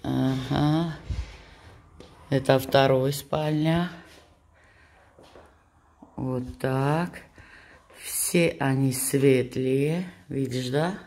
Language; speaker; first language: Russian; non-native, fluent; Georgian